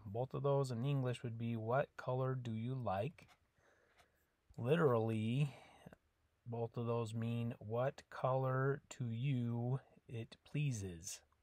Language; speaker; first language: English; native; English